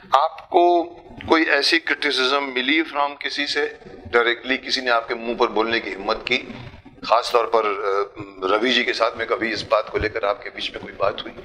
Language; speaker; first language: Hindi; native; Hindi